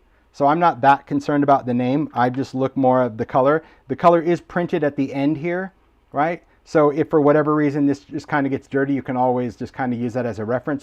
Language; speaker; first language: English; native; English